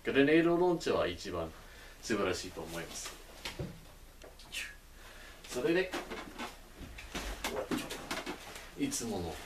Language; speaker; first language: Japanese; non-native, learner; English